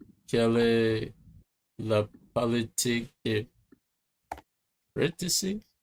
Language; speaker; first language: French; non-native, learner; English